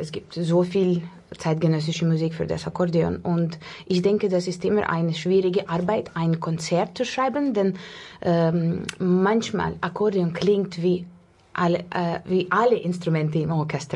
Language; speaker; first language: German; non-native, learner; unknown